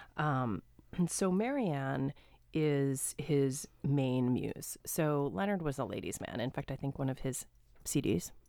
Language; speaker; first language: English; native; English